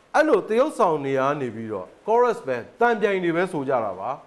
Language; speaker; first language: Burmese; native; Burmese